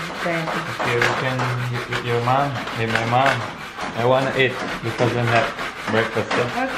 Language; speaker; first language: English; non-native, learner; Balinese